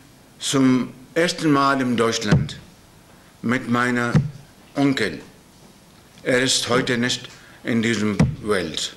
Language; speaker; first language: German; non-native, learner; Urdu